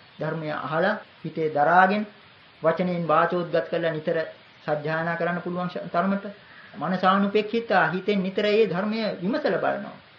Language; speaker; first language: Sinhala; native; Sinhala